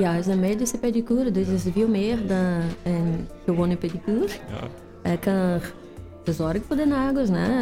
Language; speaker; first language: Dutch; non-native, learner; Portuguese